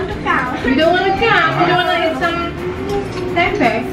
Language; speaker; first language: English; non-native, learner; Indonesian